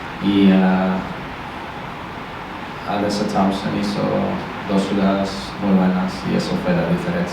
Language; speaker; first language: Spanish; non-native, learner; English